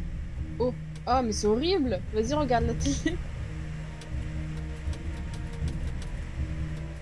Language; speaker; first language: French; native; French